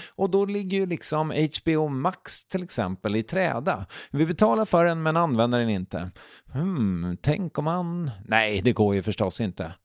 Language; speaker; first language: Swedish; native; Swedish